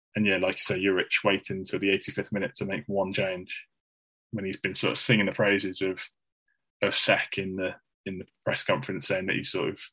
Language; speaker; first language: English; native; English